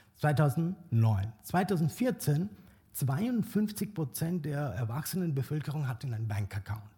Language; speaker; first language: German; non-native, fluent; Bangla